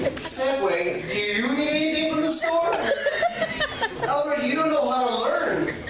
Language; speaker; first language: English; native; English